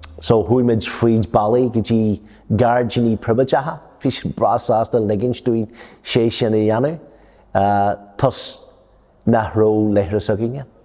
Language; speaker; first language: Irish; non-native, local second language; English